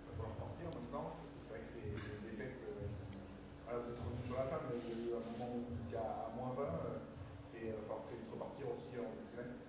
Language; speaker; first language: French; native; French